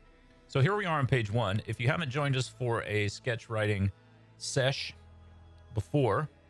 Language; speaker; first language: English; native; English